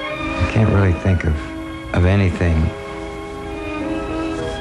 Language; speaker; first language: English; native; English